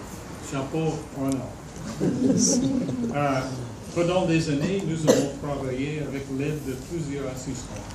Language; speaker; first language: French; non-native, fluent; English